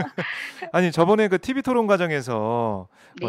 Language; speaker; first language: Korean; native; Korean